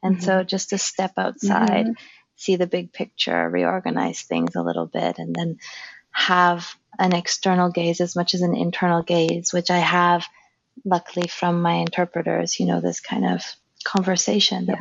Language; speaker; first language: English; native; English